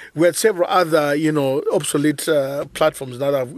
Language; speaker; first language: English; non-native, local second language; Shona